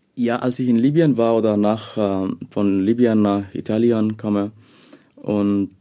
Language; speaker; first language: German; non-native, fluent; Bangla